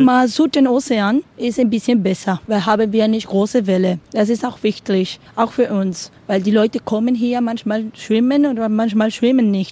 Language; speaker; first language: German; non-native, learner; Spanish